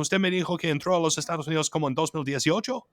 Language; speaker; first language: Spanish; non-native, fluent; English